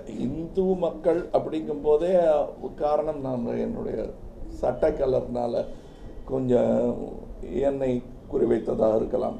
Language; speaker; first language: Tamil; native; Tamil